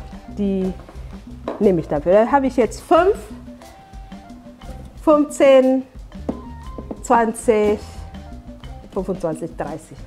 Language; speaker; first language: German; non-native, fluent; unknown